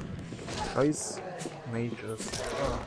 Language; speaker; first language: German; native; German